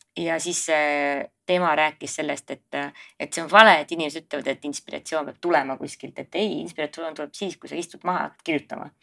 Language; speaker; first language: Estonian; native; Estonian